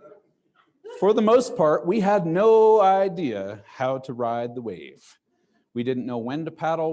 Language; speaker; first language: English; native; English